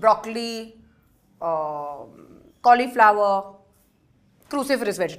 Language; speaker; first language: Telugu; non-native, learner; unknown